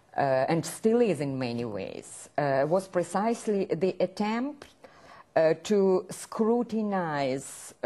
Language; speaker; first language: English; non-native, fluent; Ukrainian